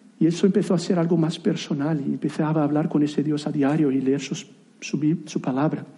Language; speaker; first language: Spanish; non-native, fluent; Portuguese